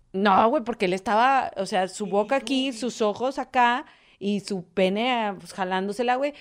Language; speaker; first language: Spanish; native; Spanish